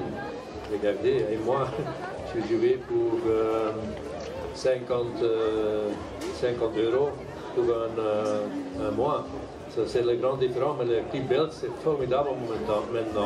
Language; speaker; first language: French; non-native, learner; Dutch